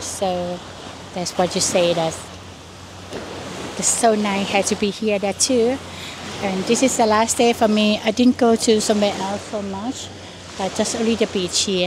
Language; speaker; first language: English; non-native, learner; Thai